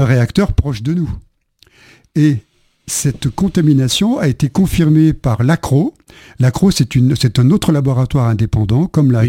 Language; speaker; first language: French; native; French